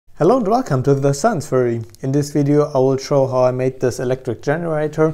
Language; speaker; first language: English; non-native, fluent; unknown